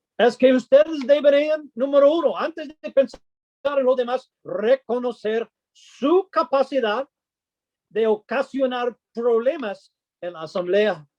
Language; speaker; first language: Spanish; non-native, fluent; English